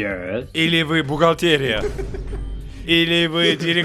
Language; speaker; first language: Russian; non-native, local second language; Uzbek